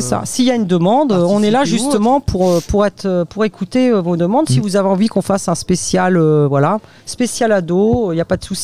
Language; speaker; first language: French; native; French